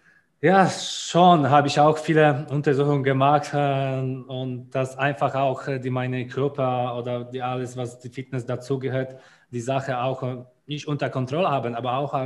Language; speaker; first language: German; non-native, learner; Polish